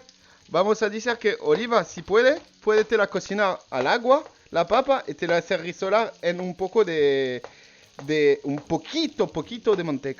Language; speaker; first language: Spanish; non-native, learner; French